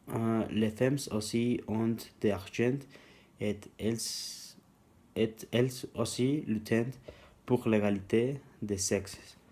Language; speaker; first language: French; non-native, learner; Spanish